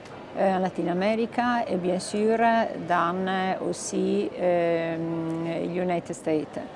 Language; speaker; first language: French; non-native, fluent; Italian